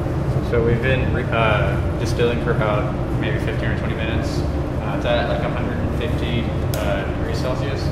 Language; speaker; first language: English; native; English